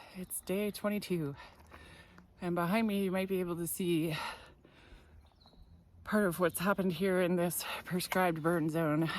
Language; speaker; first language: English; native; English